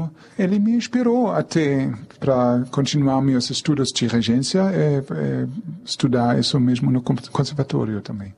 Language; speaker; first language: Portuguese; non-native, fluent; German